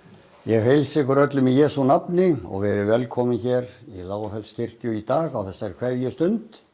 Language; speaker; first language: Icelandic; native; Icelandic